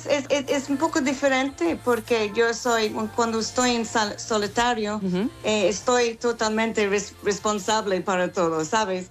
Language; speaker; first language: Spanish; non-native, fluent; English